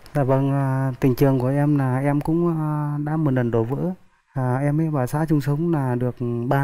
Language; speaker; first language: Vietnamese; native; Vietnamese